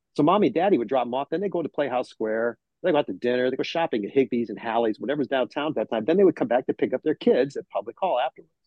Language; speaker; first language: English; native; English